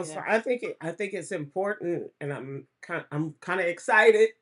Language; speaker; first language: English; native; English